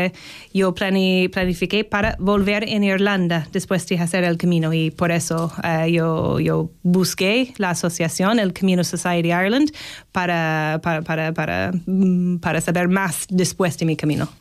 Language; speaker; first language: Spanish; non-native, fluent; English